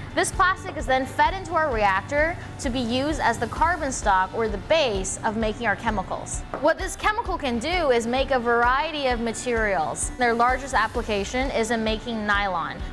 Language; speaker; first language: English; native; English